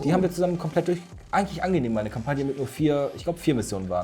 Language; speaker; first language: German; native; German